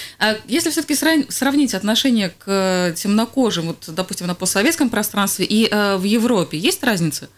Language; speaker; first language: Russian; native; Russian